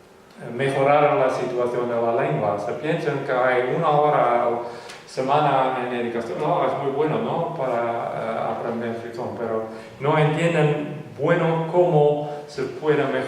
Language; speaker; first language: Spanish; non-native, fluent; Western Frisian